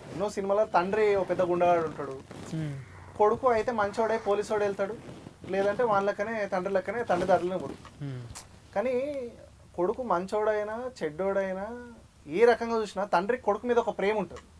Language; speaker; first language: Telugu; native; Telugu